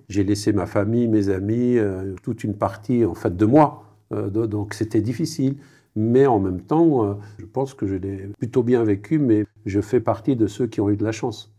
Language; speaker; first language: French; non-native, local second language; Kabyle